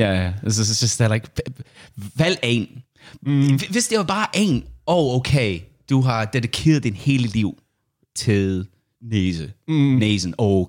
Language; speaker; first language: Danish; non-native, learner; English